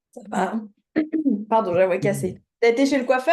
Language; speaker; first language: French; native; French